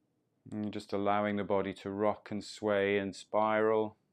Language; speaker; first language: English; native; English